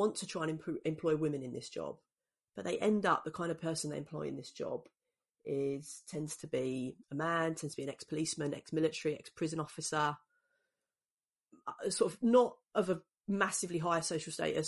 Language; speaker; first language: English; native; English